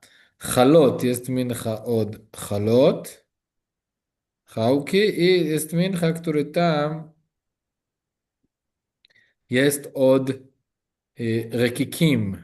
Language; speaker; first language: Polish; non-native, learner; Hebrew